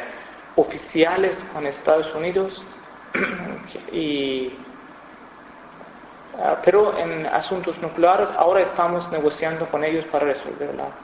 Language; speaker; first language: Spanish; non-native, fluent; Persian